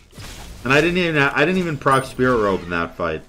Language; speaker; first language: English; native; English